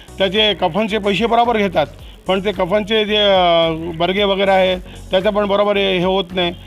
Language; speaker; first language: Marathi; non-native, local second language; Urdu